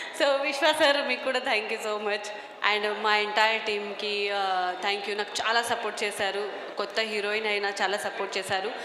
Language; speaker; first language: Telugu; non-native, fluent; Marathi